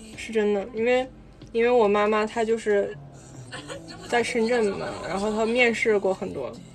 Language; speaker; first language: Chinese; native; Chinese